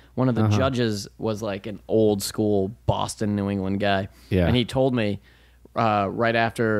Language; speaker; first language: English; native; English